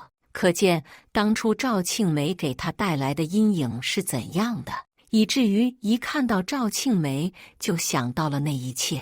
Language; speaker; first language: Chinese; native; Chinese